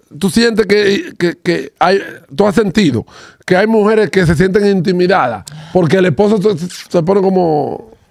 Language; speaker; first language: Spanish; native; Spanish